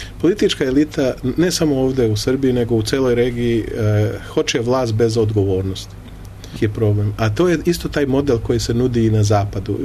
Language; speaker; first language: Serbian; early bilingual, heritage; Serbian